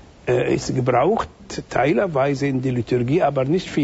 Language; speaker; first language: German; non-native, fluent; Arabic